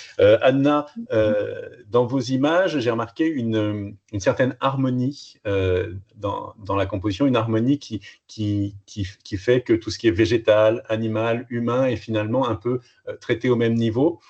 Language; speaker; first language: French; native; French